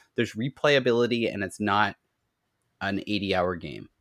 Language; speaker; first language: English; native; English